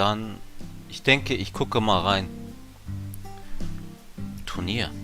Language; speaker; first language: German; non-native, fluent; Japanese